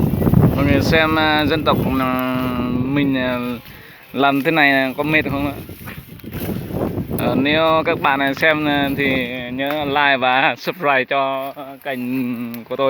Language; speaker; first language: Vietnamese; non-native, local second language; Jarai